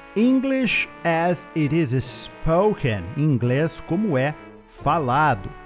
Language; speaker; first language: Portuguese; native; Portuguese